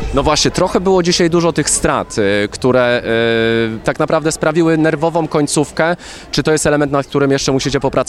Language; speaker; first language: Polish; native; Polish